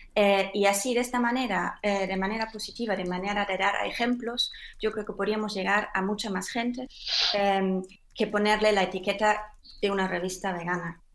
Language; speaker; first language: Spanish; non-native, fluent; German